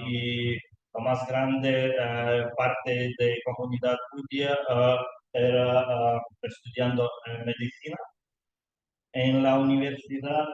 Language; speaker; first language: Spanish; non-native, learner; Lithuanian